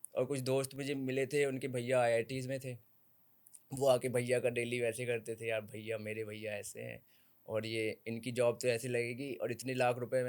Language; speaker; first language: Hindi; native; Hindi